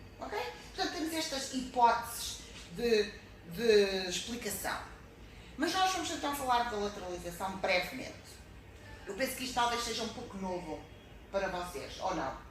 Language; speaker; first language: Portuguese; native; Portuguese